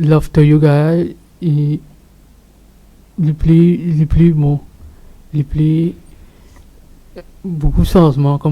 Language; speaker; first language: French; non-native, local second language; Morisyen